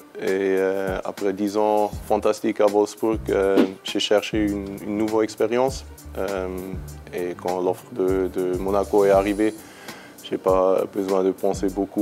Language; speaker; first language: French; non-native, learner; German